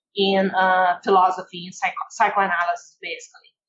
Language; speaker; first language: English; non-native, fluent; Portuguese